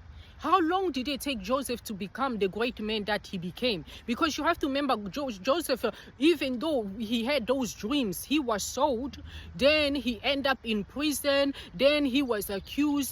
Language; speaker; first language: English; non-native, fluent; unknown